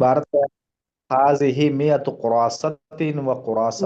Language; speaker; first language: Arabic; non-native, learner; Urdu